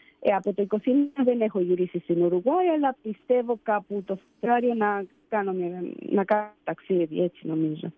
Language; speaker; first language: Greek; early bilingual, heritage; Spanish